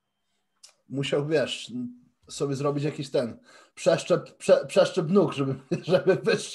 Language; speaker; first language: Polish; early bilingual, heritage; Polish